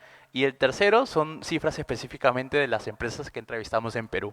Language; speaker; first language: Spanish; native; Spanish